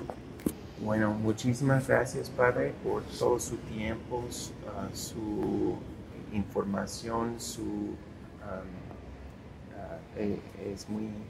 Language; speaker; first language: Spanish; non-native, fluent; English